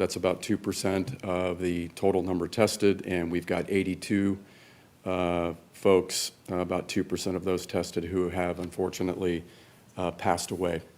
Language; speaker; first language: English; native; English